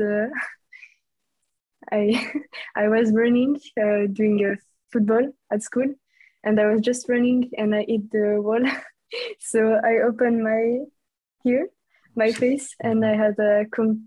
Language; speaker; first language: English; non-native, fluent; French